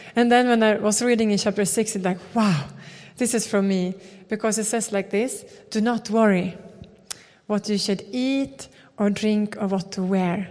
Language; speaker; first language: English; non-native, fluent; Swedish